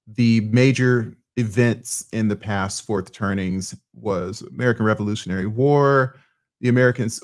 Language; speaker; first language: English; native; English